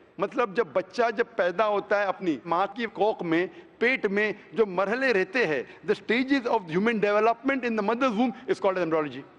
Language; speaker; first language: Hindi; non-native, local second language; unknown